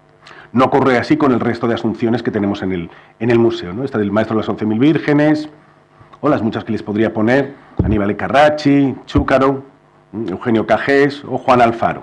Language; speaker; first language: Spanish; native; Spanish